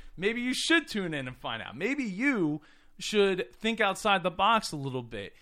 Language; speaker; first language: English; native; English